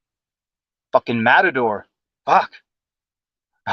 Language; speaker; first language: English; native; English